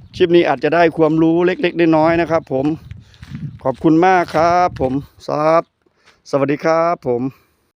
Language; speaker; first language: Thai; native; Thai